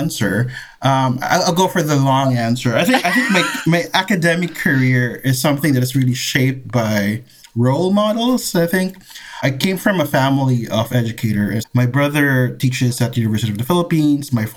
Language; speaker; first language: English; non-native, local second language; Filipino